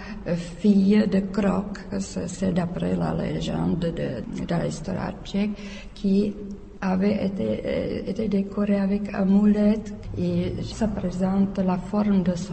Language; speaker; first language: French; non-native, learner; Czech